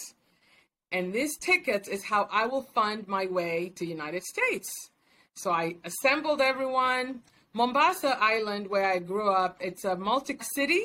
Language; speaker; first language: English; non-native, local second language; Swahili